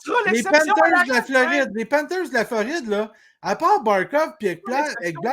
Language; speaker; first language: French; native; French